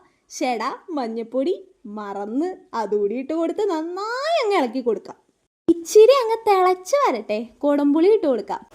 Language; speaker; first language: Malayalam; native; Malayalam